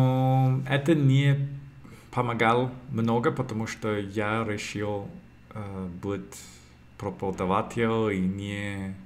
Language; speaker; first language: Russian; non-native, learner; English